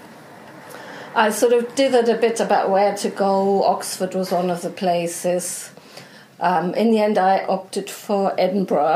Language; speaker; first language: English; non-native, fluent; German